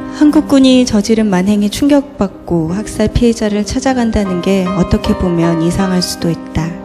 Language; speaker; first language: Korean; native; Korean